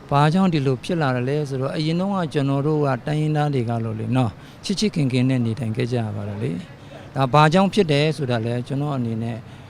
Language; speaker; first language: Burmese; non-native, local second language; Shan